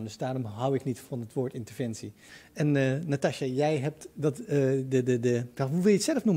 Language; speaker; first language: Dutch; native; Dutch